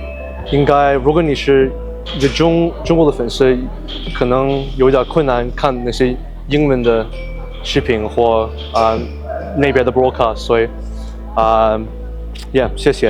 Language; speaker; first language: Chinese; early bilingual, heritage; Chinese